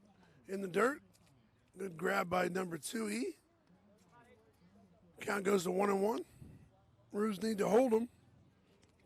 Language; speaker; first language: English; native; English